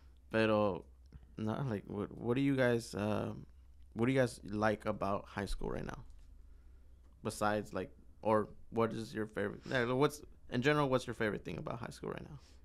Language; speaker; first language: English; early bilingual, other home language; Spanish